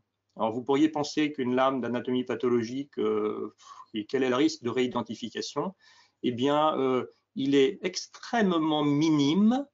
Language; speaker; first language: French; native; French